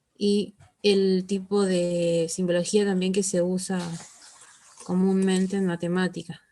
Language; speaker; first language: Spanish; native; Spanish